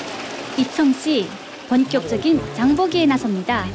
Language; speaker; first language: Korean; native; Korean